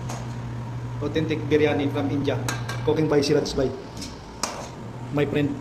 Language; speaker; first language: English; non-native, local second language; Filipino